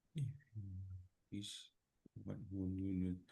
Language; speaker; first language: English; non-native, learner; French